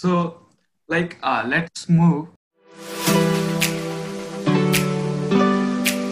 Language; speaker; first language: English; non-native, local second language; Hindi